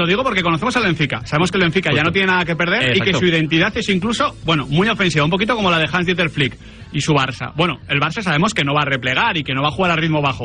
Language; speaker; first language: Spanish; native; Spanish